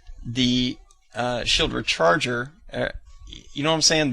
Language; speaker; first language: English; native; English